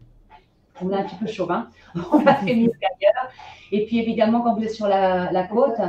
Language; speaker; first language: French; native; French